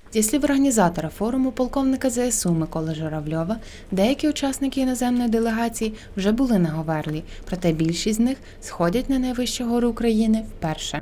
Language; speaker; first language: Ukrainian; native; Ukrainian